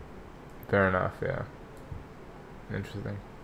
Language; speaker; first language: English; native; English